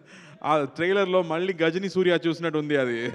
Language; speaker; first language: Telugu; non-native, local second language; Tamil